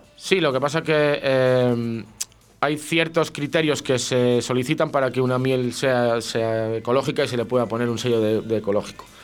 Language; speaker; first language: Spanish; native; Spanish